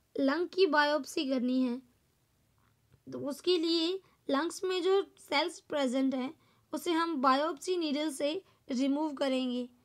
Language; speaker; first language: Hindi; non-native, local second language; Gujarati